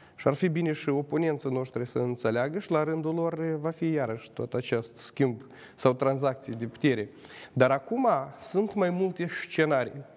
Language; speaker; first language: Romanian; native; Romanian